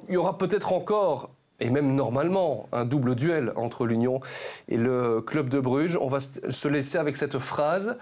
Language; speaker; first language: French; native; French